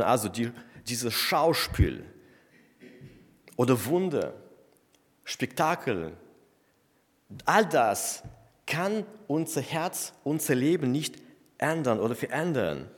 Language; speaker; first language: German; non-native, fluent; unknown